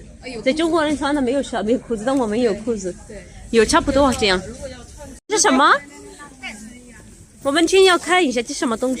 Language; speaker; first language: Chinese; non-native, learner; Urdu